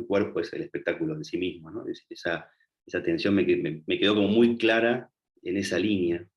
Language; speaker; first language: Spanish; native; Spanish